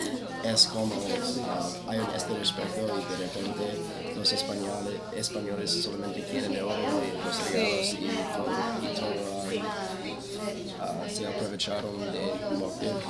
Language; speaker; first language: Spanish; non-native, fluent; English